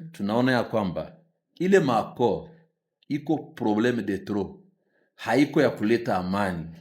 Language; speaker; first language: Swahili; native; Swahili